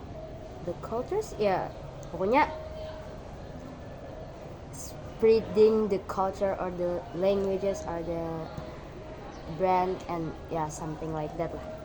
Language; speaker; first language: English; non-native, learner; Indonesian